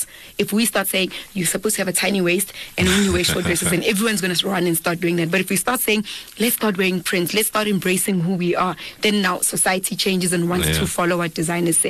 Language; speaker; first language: English; non-native, local second language; Northern Sotho